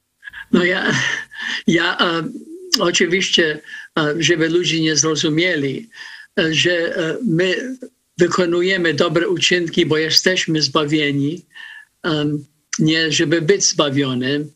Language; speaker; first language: Polish; early bilingual, heritage; Polish